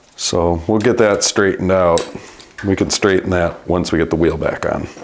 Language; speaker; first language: English; native; English